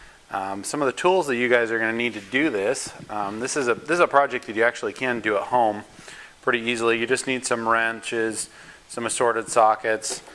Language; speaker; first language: English; native; English